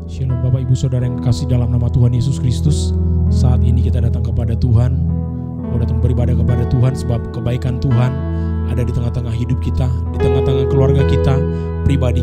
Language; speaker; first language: Indonesian; native; Indonesian